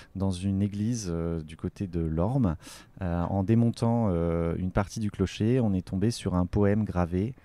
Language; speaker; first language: French; native; French